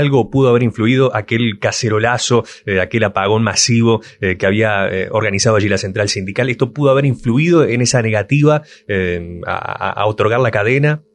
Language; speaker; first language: Spanish; native; Spanish